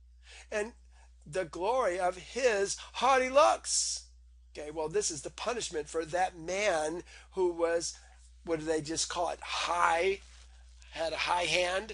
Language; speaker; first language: English; native; English